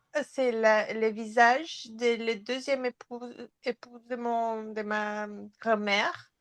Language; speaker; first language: French; non-native, fluent; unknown